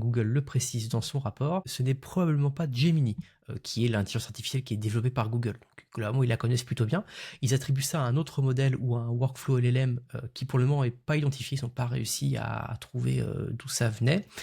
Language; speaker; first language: French; native; French